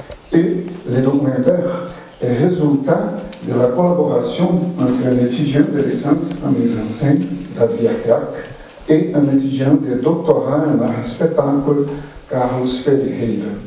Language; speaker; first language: French; non-native, fluent; Portuguese